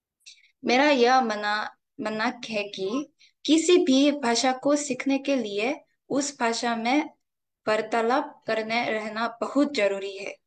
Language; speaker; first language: Hindi; non-native, fluent; Korean